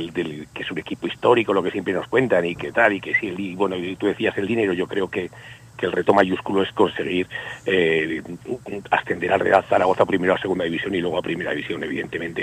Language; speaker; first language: Spanish; native; Spanish